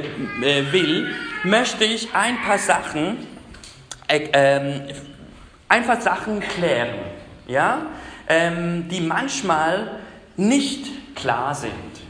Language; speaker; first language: German; non-native, fluent; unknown